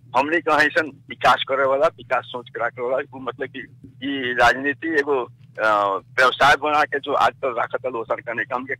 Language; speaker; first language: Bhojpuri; native; Bhojpuri